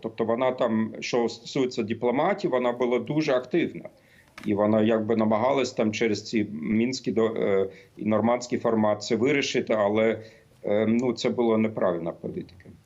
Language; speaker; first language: Ukrainian; non-native, fluent; German